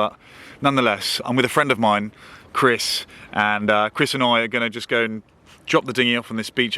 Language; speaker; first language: English; native; English